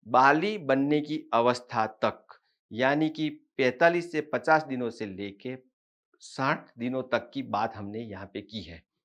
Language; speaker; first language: Hindi; non-native, local second language; Marathi